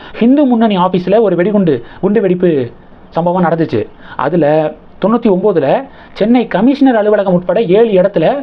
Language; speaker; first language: Tamil; native; Tamil